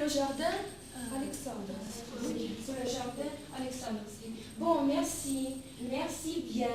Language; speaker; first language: French; non-native, fluent; Russian